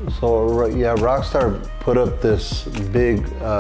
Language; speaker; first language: English; native; English